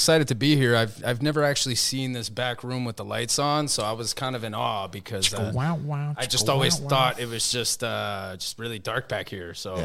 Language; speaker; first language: English; early bilingual, other home language; Spanish